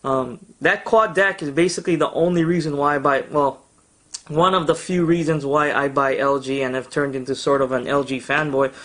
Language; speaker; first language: English; native; English